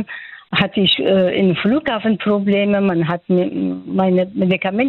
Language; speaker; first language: German; non-native, fluent; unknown